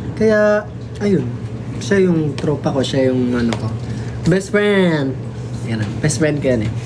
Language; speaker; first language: Filipino; non-native, local second language; Waray